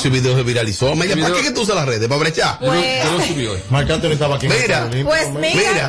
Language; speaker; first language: Spanish; native; Spanish